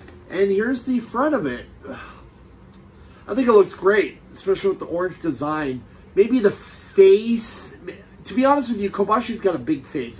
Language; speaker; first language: English; native; English